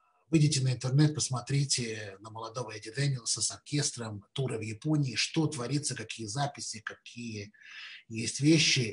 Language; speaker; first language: Russian; native; Russian